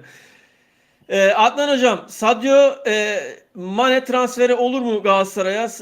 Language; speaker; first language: Turkish; native; Turkish